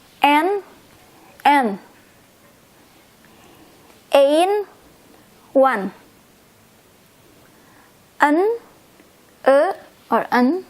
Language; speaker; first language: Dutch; non-native, fluent; Indonesian